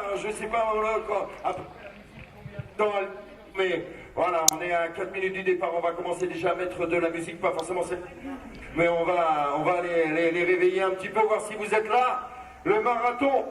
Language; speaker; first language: French; native; French